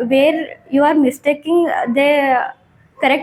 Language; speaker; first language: English; non-native, learner; Kannada